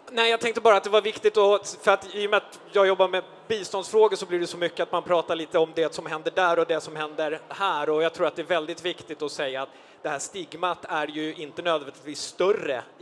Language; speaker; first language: Swedish; native; Swedish